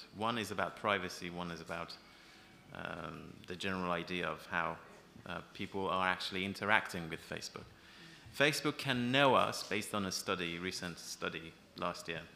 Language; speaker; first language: English; non-native, fluent; Persian